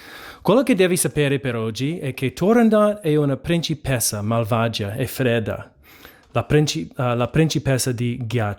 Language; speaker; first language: Italian; non-native, fluent; English